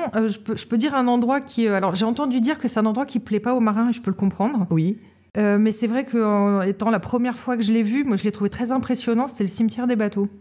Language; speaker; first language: French; native; French